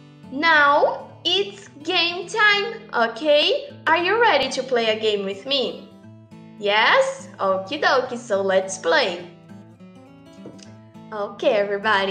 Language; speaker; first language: English; non-native, fluent; Portuguese